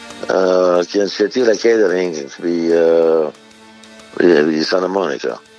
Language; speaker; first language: Arabic; native; Arabic